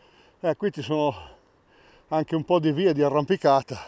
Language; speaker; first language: Italian; native; Italian